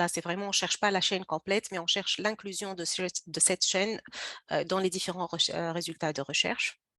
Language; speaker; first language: French; native; French